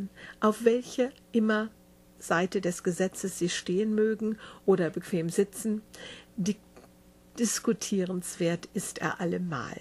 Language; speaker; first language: German; native; German